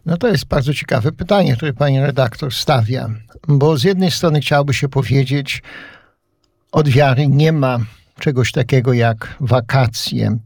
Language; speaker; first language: Polish; native; Polish